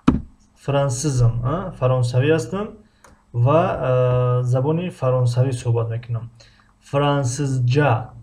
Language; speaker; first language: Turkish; non-native, fluent; Tajik